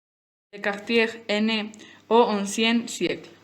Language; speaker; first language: French; non-native, learner; Spanish